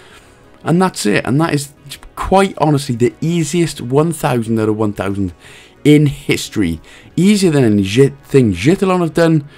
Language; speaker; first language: English; native; English